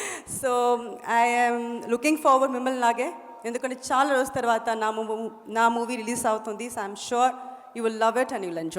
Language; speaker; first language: Telugu; non-native, fluent; Tamil